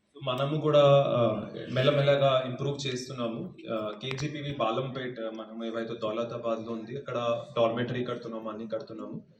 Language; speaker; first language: Telugu; non-native, fluent; Hindi